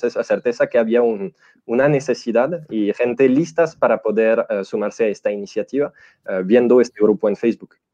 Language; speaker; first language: Spanish; non-native, fluent; French